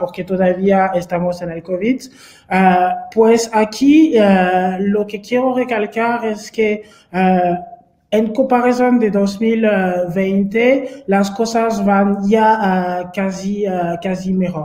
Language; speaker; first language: Spanish; non-native, fluent; French